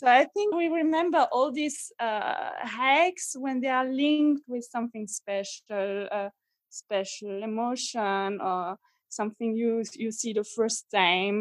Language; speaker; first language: English; non-native, fluent; French